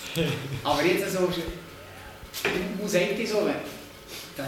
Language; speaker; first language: German; native; German